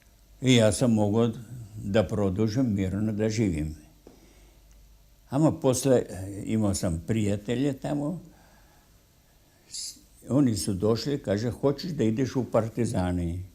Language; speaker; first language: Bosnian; non-native, fluent; Russian